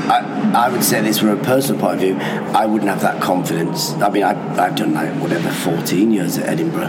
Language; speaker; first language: English; non-native, local second language; Persian